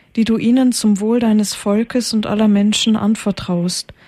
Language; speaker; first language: German; native; German